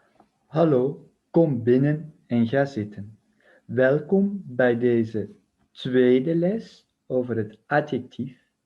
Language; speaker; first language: Dutch; non-native, fluent; French